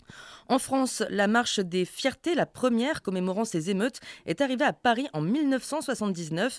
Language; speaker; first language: French; native; French